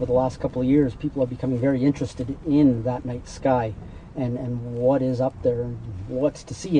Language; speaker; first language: English; native; English